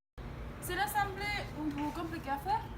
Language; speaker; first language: French; non-native, learner; Spanish